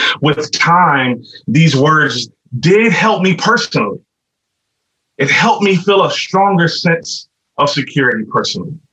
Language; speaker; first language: English; native; English